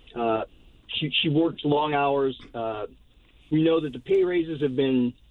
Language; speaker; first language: English; native; English